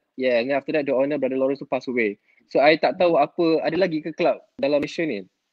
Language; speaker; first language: English; non-native, local second language; Malay